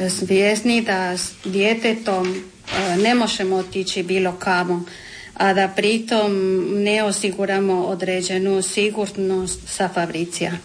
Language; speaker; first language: Croatian; non-native, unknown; Spanish